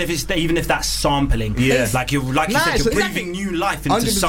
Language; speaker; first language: English; native; English